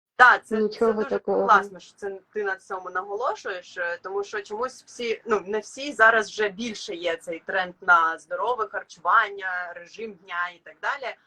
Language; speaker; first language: Ukrainian; native; Ukrainian